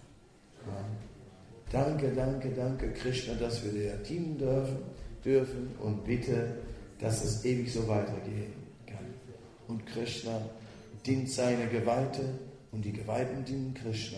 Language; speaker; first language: German; non-native, fluent; Dutch